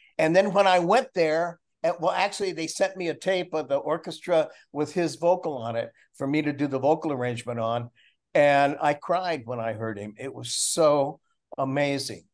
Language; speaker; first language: English; native; English